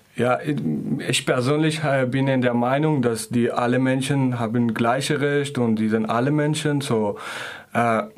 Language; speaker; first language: German; non-native, fluent; Persian